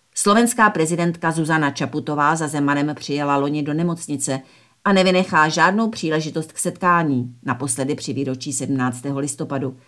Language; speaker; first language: Czech; early bilingual, other home language; Slovak